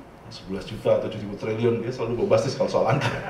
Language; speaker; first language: Indonesian; native; Indonesian